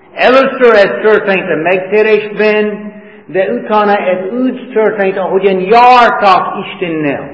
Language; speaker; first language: Hungarian; non-native, fluent; English